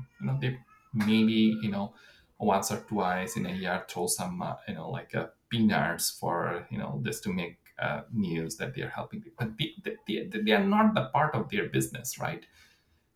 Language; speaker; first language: English; non-native, local second language; Bangla